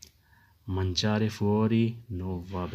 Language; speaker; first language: Italian; non-native, learner; Urdu